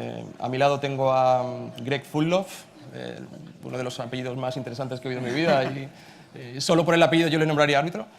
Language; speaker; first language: Spanish; native; Spanish